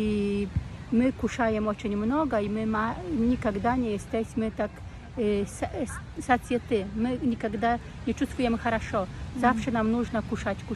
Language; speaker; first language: Russian; non-native, learner; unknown